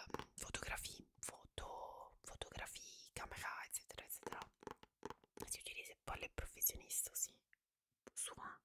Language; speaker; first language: French; non-native, fluent; Italian